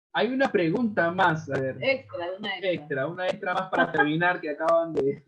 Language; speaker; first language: Spanish; native; Spanish